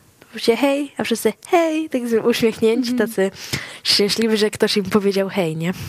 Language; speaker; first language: Polish; early bilingual, heritage; Swedish